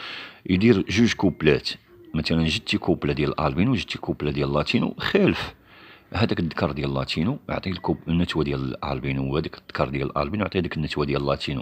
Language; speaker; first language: Arabic; native; Arabic